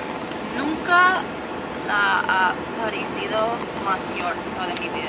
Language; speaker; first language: Spanish; non-native, learner; English